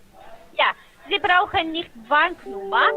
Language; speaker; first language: German; non-native, fluent; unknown